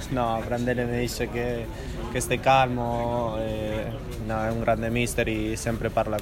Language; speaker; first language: Italian; non-native, learner; Spanish